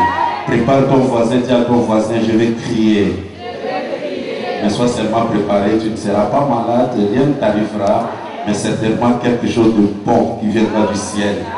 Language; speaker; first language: French; non-native, local second language; Lingala